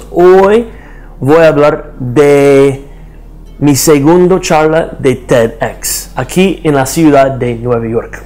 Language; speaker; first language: Spanish; non-native, learner; English